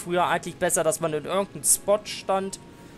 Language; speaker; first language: German; native; German